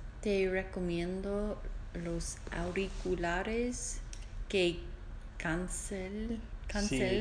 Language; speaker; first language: Spanish; non-native, learner; English